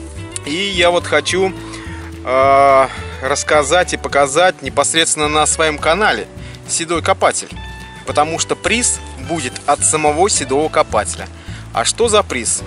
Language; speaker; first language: Russian; native; Russian